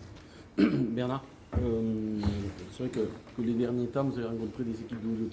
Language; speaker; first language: French; native; French